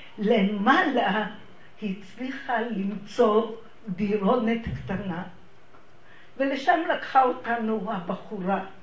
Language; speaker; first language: Hebrew; early bilingual, other home language; Hungarian